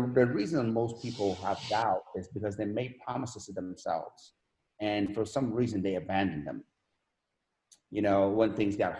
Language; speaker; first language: English; non-native, fluent; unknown